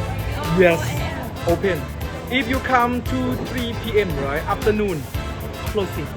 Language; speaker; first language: English; non-native, learner; Thai